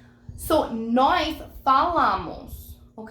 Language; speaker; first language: Portuguese; non-native, fluent; English